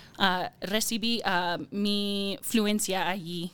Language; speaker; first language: Spanish; non-native, fluent; English